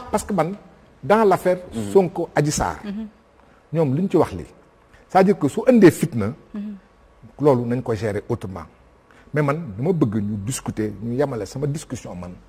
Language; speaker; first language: Wolof; non-native, local second language; Fula